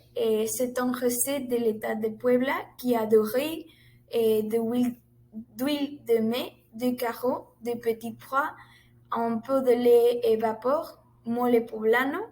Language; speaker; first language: French; non-native, learner; Spanish